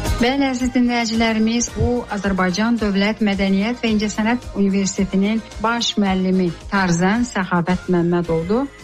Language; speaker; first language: Azerbaijani; native; Azerbaijani